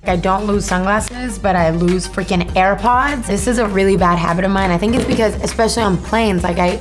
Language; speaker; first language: English; native; English